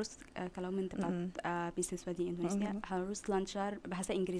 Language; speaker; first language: Indonesian; non-native, learner; Arabic